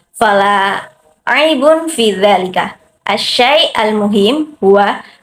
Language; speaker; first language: Arabic; non-native, learner; Indonesian